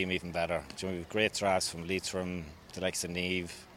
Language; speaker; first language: English; native; English